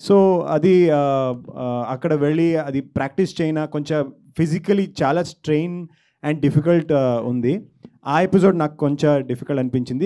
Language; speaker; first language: Telugu; non-native, learner; Kannada